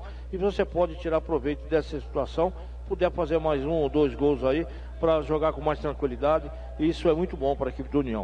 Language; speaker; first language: Portuguese; native; Portuguese